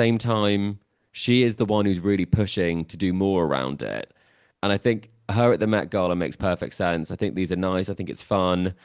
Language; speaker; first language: English; native; English